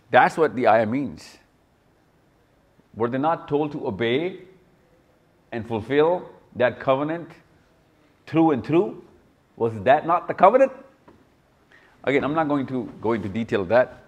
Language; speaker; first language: English; non-native, local second language; Urdu